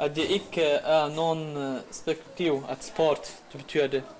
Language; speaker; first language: Danish; non-native, learner; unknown